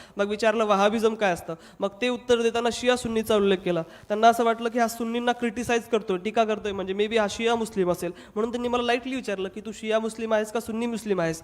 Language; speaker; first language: Marathi; non-native, local second language; Hindi